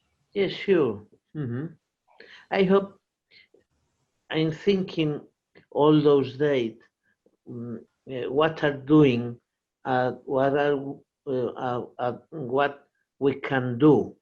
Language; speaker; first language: English; non-native, learner; Portuguese